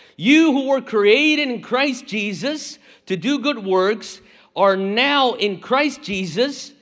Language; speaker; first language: English; non-native, fluent; Portuguese